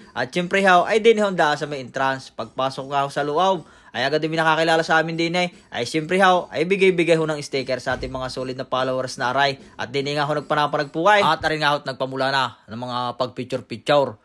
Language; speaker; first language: Filipino; native; Filipino